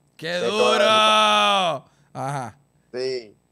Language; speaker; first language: Spanish; native; Spanish